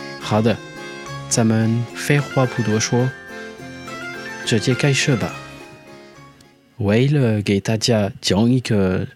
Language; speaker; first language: Chinese; non-native, learner; French